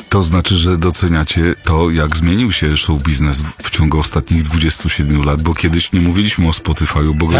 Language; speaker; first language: Polish; native; Polish